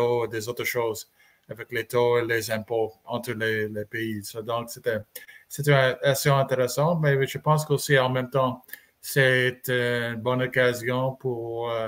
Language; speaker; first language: French; non-native, learner; English